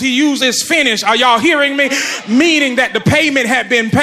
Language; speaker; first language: English; native; English